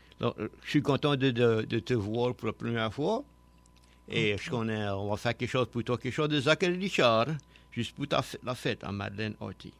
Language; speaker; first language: French; native; French